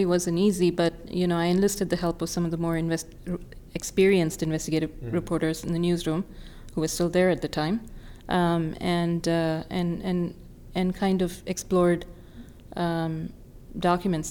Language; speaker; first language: English; non-native, local second language; Tamil